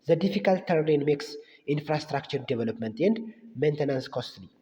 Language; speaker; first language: English; non-native, local second language; Amharic